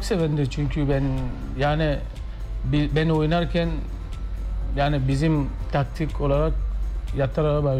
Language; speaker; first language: Turkish; non-native, learner; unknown